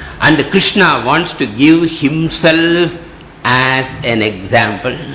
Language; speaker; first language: English; non-native, local second language; Tamil